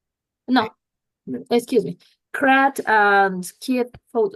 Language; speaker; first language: English; non-native, learner; Spanish